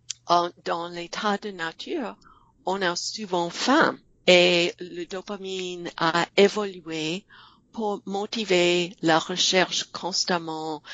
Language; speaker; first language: French; non-native, fluent; English